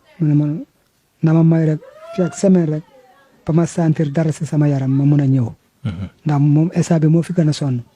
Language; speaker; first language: Wolof; non-native, local second language; Fula